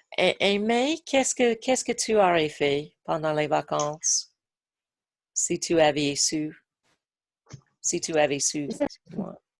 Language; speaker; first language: French; non-native, fluent; English